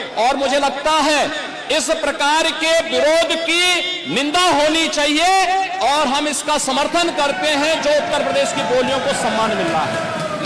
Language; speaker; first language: Hindi; native; Hindi